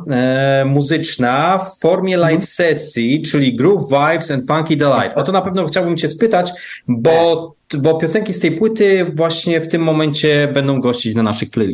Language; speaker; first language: Polish; native; Polish